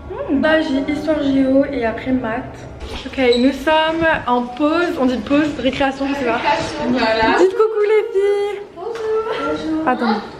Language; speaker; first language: French; native; French